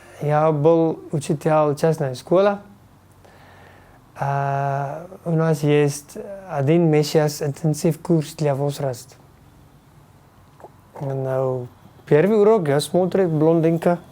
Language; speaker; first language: Russian; non-native, learner; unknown